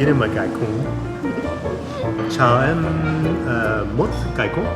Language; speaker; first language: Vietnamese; non-native, learner; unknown